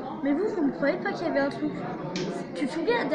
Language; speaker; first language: French; native; French